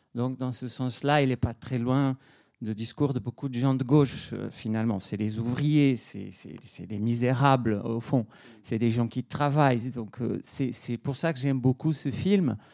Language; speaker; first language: French; non-native, fluent; Portuguese